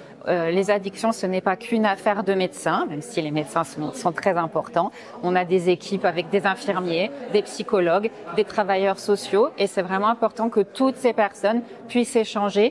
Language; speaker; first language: French; native; French